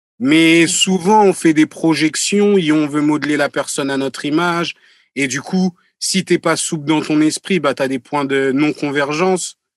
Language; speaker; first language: French; native; French